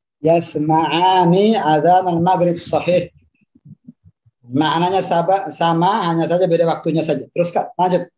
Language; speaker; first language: Indonesian; native; Indonesian